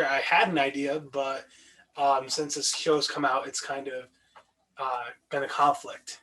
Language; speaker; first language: English; native; English